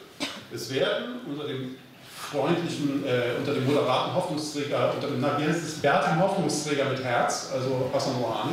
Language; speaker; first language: German; native; German